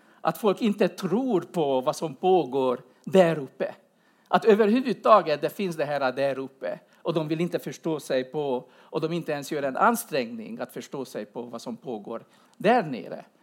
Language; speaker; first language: Swedish; non-native, fluent; Hungarian